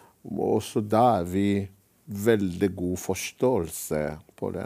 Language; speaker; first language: Norwegian; non-native, fluent; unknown